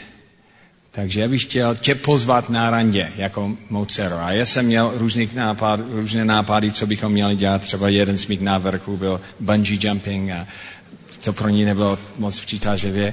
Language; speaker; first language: Czech; non-native, fluent; English